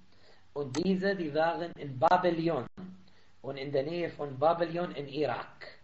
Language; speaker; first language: German; non-native, fluent; Arabic